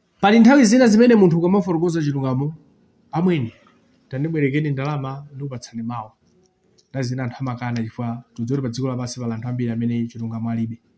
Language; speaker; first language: Nyanja; non-native, local second language; Tumbuka